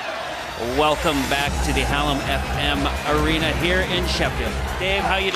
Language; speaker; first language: English; native; English